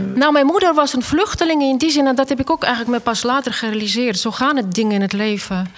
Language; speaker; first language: Dutch; non-native, fluent; Estonian